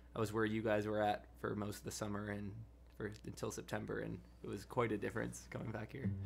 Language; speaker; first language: English; native; English